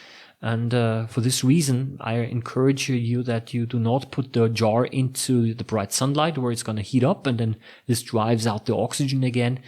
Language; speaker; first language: English; non-native, fluent; German